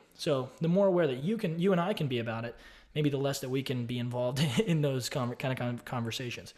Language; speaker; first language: English; native; English